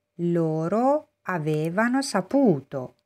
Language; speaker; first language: Italian; non-native, fluent; Persian